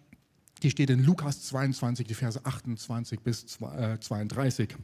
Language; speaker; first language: German; native; German